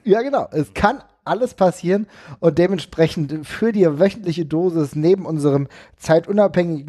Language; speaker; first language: German; native; German